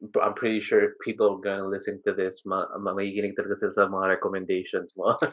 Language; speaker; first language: Filipino; non-native, local second language; Cebuano